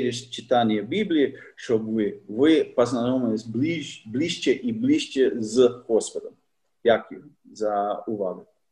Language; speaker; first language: Ukrainian; non-native, learner; English